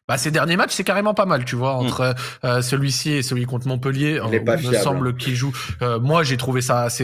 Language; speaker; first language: French; native; French